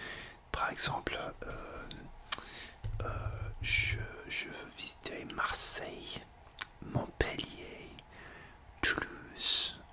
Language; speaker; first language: French; non-native, learner; English